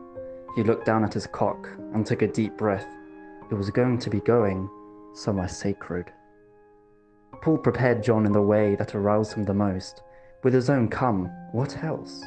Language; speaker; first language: English; native; English